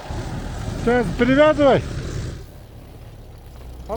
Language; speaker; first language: Russian; non-native, local second language; Yakut